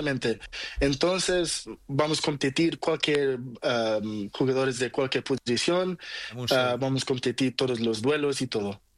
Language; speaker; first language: Spanish; non-native, learner; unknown